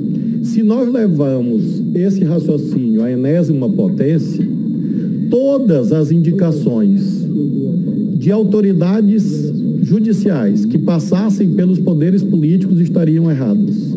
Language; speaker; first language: Portuguese; native; Portuguese